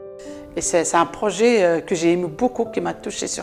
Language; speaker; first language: French; non-native, local second language; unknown